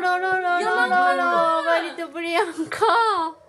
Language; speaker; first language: French; non-native, learner; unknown